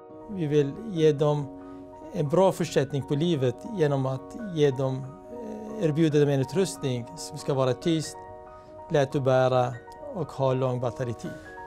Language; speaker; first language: Swedish; non-native, fluent; Kurdish